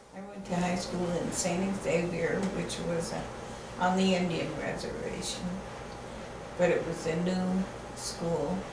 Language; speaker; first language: English; native; English